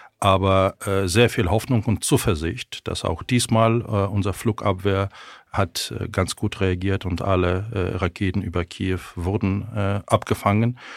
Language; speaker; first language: German; non-native, fluent; Ukrainian